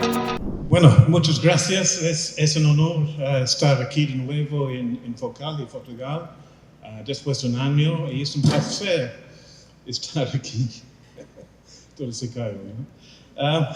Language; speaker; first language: Spanish; non-native, fluent; English